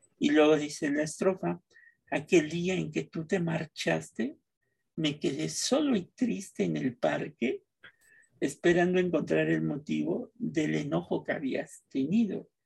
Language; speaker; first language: Spanish; native; Spanish